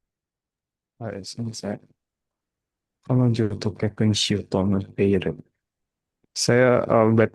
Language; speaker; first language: Japanese; non-native, learner; Indonesian